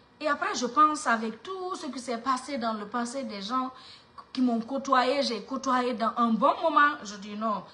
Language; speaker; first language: French; non-native, local second language; Mandingo